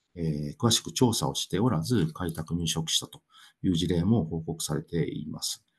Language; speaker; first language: Japanese; native; Japanese